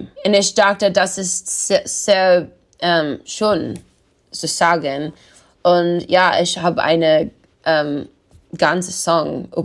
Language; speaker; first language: German; non-native, learner; English